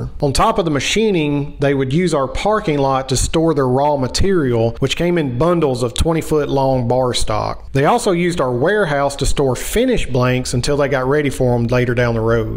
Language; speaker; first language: English; native; English